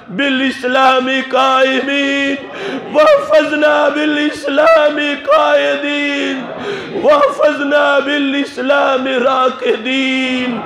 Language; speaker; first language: Arabic; non-native, fluent; Urdu